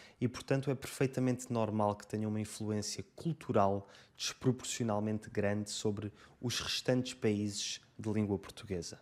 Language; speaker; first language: Portuguese; native; Portuguese